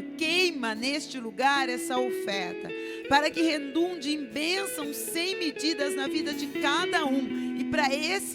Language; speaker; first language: Portuguese; native; Portuguese